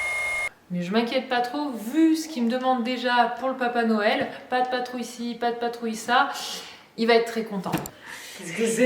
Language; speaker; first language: French; native; French